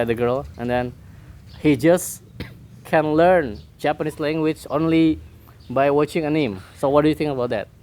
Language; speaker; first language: English; non-native, learner; Indonesian